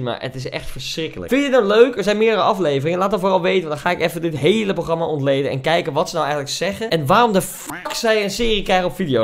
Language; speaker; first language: Dutch; native; Dutch